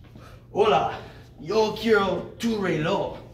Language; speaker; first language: Spanish; non-native, learner; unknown